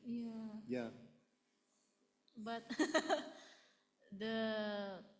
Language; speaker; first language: English; non-native, learner; Indonesian